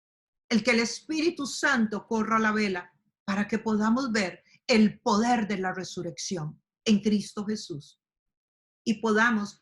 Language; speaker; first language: Spanish; native; Spanish